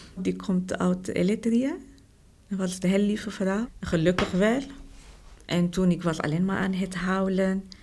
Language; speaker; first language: Dutch; non-native, learner; Arabic